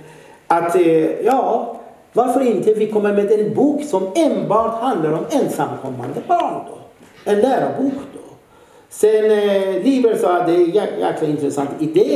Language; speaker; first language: Swedish; non-native, fluent; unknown